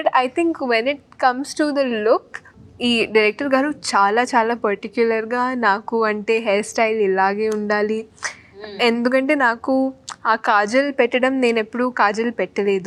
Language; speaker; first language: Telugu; non-native, fluent; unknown